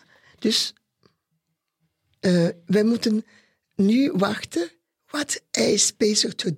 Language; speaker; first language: Dutch; non-native, local second language; French